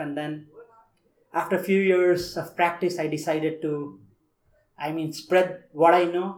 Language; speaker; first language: English; non-native, local second language; Nepali